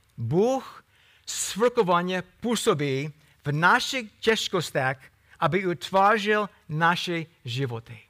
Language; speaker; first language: Czech; non-native, fluent; English